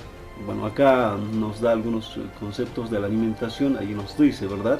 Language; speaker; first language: Spanish; native; Spanish